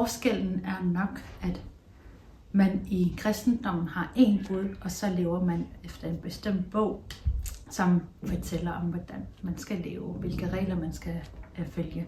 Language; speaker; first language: Danish; non-native, local second language; Kalaallisut